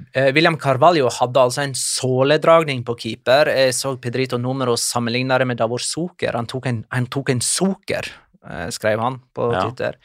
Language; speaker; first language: Norwegian; native; Norwegian